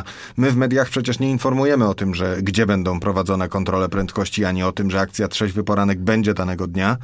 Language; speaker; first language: Polish; native; Polish